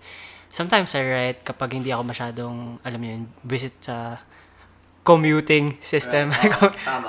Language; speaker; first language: English; non-native, local second language; Cebuano